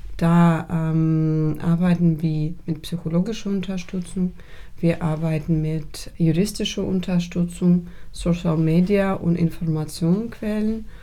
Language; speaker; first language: German; non-native, fluent; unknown